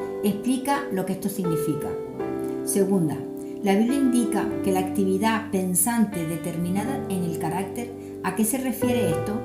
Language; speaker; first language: Spanish; native; Spanish